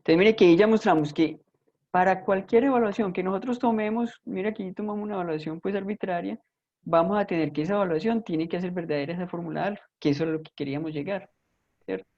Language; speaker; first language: Spanish; native; Spanish